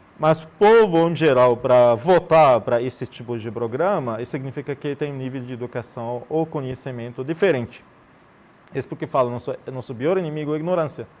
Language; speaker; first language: Portuguese; non-native, fluent; Arabic